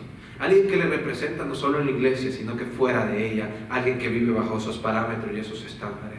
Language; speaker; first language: Spanish; native; Spanish